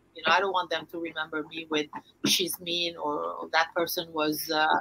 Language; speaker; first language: English; non-native, fluent; Arabic